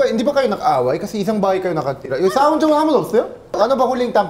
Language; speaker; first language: Filipino; non-native, fluent; Korean